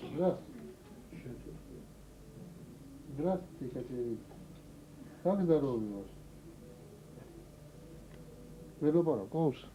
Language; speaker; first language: Russian; non-native, local second language; Georgian